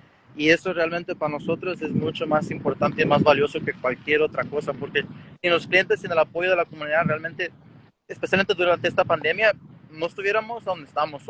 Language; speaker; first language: Spanish; early bilingual, heritage; Spanish